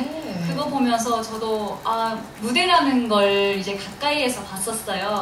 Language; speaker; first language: Korean; non-native, fluent; Japanese